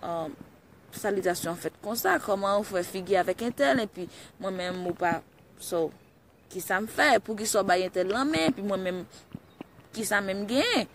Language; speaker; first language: French; non-native, learner; Haitian Creole